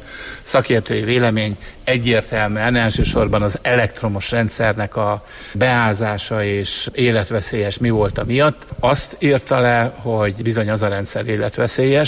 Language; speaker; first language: Hungarian; native; Hungarian